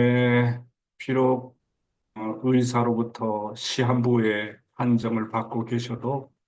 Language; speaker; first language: Korean; native; Korean